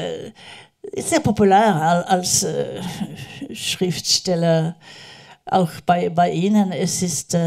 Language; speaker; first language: German; non-native, learner; Norwegian